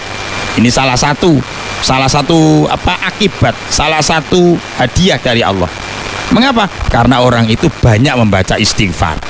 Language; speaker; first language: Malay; non-native, local second language; Javanese